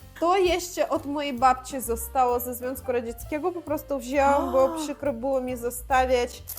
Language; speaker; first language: Polish; non-native, fluent; Russian